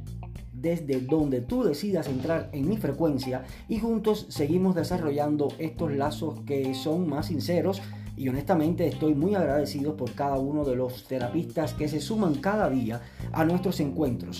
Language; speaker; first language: Spanish; native; Spanish